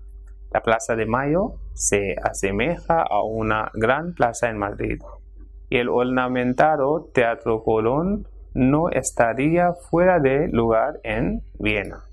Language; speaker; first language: Spanish; non-native, fluent; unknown